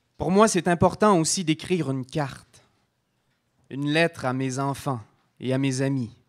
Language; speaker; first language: French; native; French